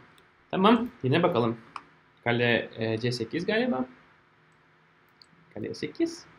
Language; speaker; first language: Turkish; non-native, fluent; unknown